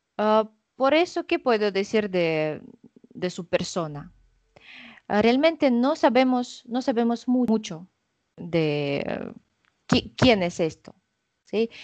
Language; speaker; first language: Spanish; non-native, fluent; Russian